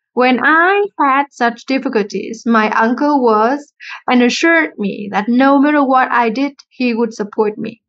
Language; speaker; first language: English; non-native, fluent; Vietnamese